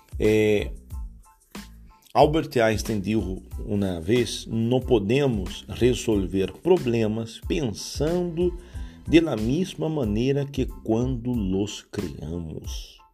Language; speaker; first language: Portuguese; non-native, learner; Spanish